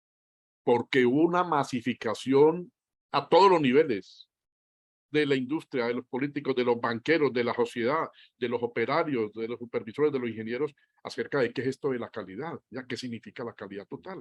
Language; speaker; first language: Spanish; native; Spanish